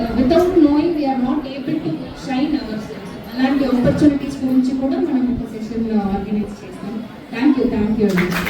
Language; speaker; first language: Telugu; non-native, fluent; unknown